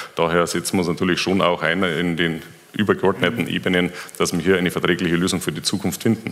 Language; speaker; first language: German; native; German